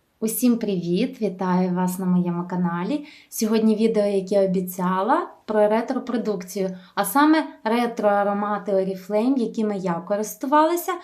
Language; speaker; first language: Ukrainian; native; Ukrainian